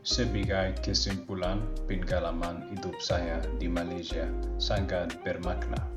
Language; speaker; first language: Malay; non-native, learner; Arabic